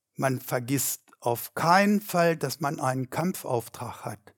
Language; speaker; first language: German; native; German